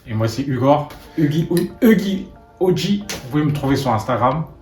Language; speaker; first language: French; native; French